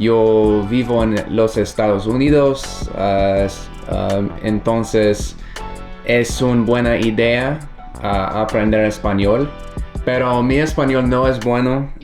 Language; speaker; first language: Spanish; non-native, learner; English